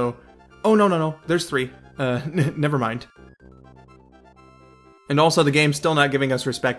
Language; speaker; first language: English; native; English